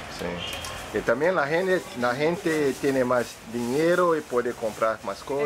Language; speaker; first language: Spanish; non-native, learner; Portuguese